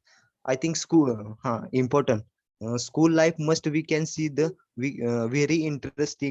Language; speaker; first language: English; non-native, learner; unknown